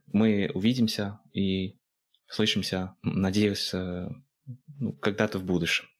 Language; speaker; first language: Russian; non-native, fluent; English